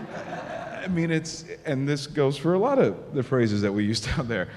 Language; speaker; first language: English; native; English